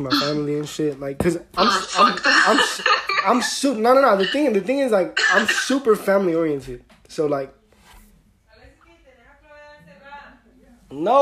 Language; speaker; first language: English; early bilingual, other home language; Spanish